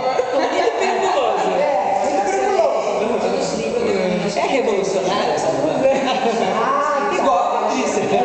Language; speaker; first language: Portuguese; non-native, learner; Italian